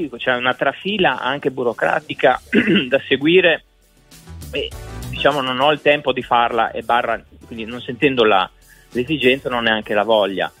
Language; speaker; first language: Italian; non-native, fluent; Slovenian